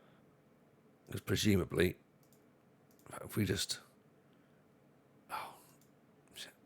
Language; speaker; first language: English; native; English